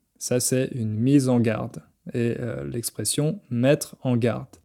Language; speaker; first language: French; native; French